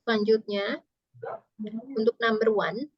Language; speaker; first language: Indonesian; native; Indonesian